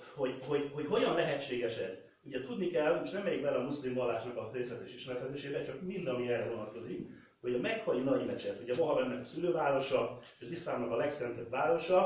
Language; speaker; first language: Hungarian; native; Hungarian